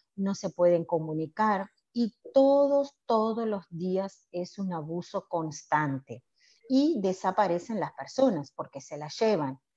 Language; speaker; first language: Spanish; native; Spanish